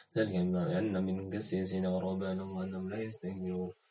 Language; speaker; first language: Arabic; non-native, learner; Indonesian